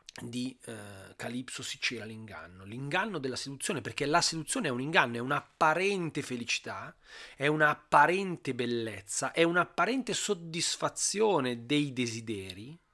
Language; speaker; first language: Italian; native; Italian